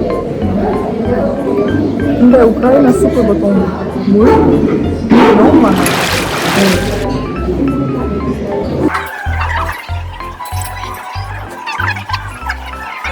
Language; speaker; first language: Korean; non-native, learner; Ukrainian